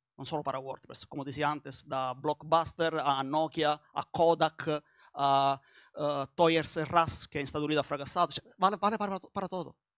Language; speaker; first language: Spanish; non-native, learner; Italian